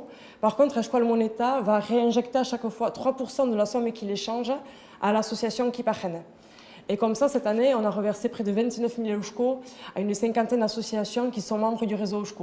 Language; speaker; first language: French; native; French